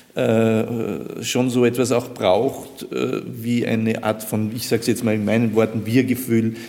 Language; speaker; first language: German; native; German